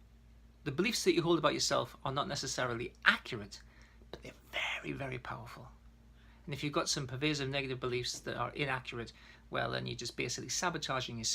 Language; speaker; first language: English; native; English